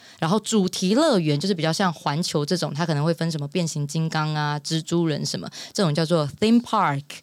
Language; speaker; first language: Chinese; native; Chinese